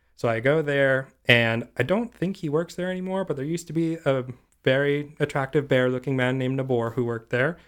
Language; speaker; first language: English; native; English